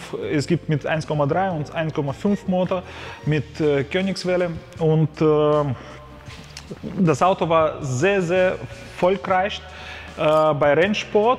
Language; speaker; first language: German; non-native, fluent; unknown